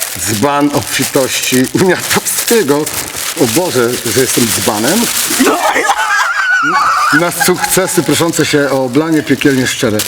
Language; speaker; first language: Polish; native; Polish